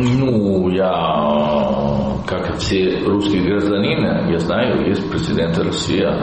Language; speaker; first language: Russian; non-native, learner; Italian